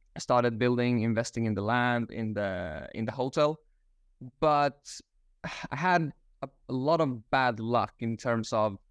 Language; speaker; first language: English; non-native, fluent; Swedish